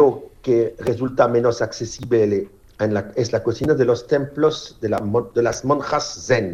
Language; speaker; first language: Spanish; non-native, fluent; French